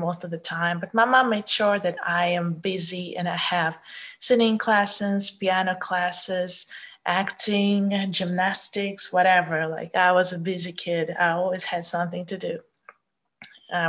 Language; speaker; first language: English; non-native, fluent; Russian